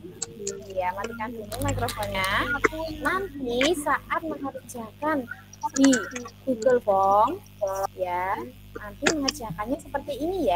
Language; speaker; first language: Indonesian; native; Indonesian